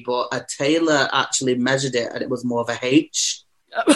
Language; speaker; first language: English; native; English